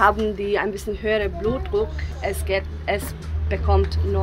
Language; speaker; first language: German; non-native, learner; Bosnian